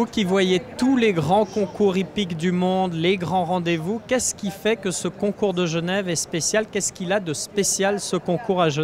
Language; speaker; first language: French; native; French